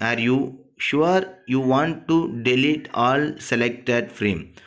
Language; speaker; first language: English; non-native, local second language; Tamil